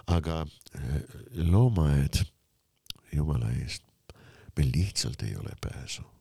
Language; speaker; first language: Estonian; non-native, local second language; Russian